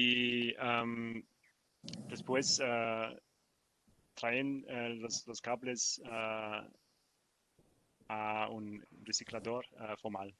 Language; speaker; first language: Spanish; non-native, learner; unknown